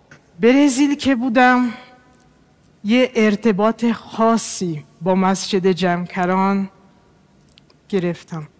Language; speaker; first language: Persian; non-native, fluent; Portuguese